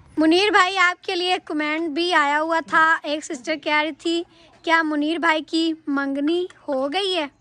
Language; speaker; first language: Urdu; non-native, local second language; Punjabi